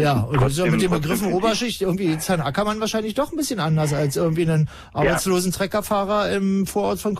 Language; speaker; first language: German; native; German